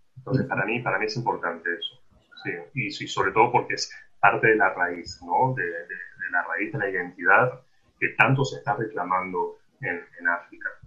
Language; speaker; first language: Spanish; native; Spanish